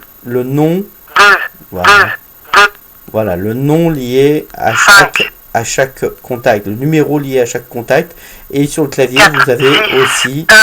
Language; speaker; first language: French; native; French